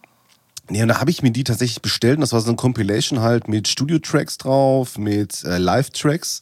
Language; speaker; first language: German; native; German